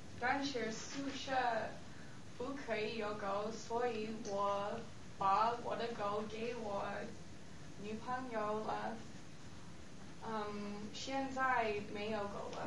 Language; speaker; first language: Chinese; non-native, learner; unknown